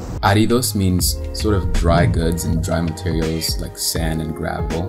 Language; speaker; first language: English; native; English